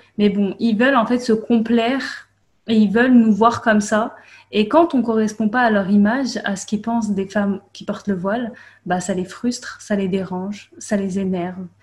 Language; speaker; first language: French; native; French